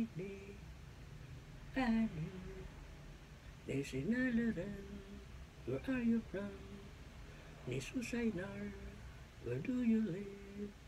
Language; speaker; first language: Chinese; non-native, learner; Cebuano